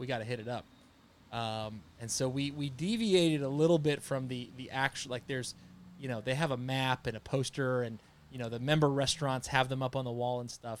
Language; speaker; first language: English; native; English